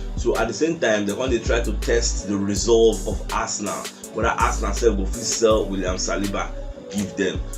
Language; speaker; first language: Nigerian Pidgin; non-native, local second language; Igbo